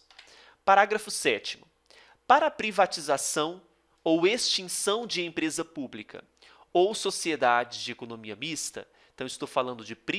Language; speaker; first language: Portuguese; native; Portuguese